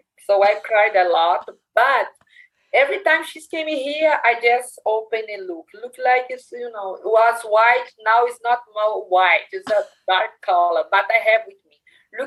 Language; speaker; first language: English; non-native, learner; Portuguese